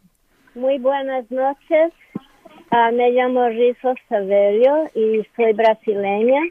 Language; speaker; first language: Spanish; non-native, learner; Portuguese